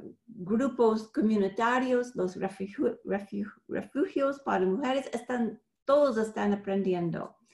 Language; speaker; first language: Spanish; non-native, fluent; English